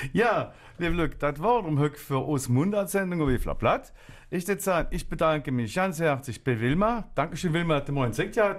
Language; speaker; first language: German; native; German